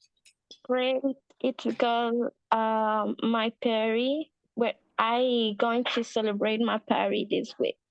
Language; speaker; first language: English; non-native, learner; Spanish